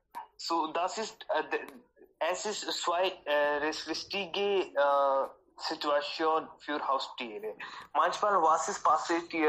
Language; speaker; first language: German; non-native, learner; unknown